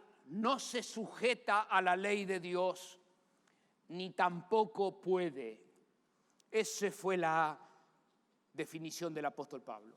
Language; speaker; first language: Spanish; native; Spanish